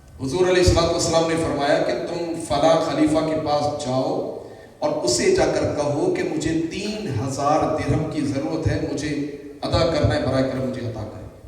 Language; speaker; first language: Urdu; native; Urdu